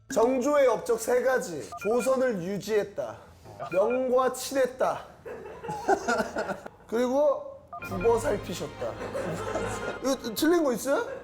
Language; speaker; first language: Korean; native; Korean